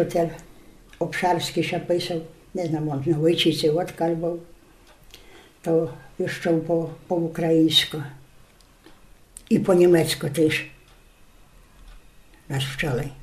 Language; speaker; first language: Polish; non-native, local second language; Rusyn